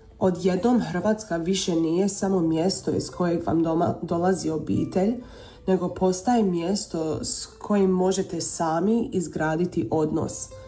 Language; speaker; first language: Croatian; early bilingual, heritage; Croatian